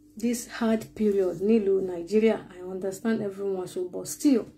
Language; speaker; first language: English; non-native, local second language; Yoruba